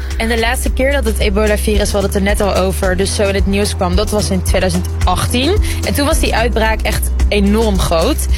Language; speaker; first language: Dutch; early bilingual, other home language; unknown